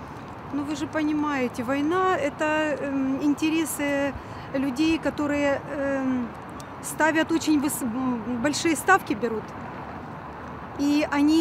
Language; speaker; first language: Russian; native; Russian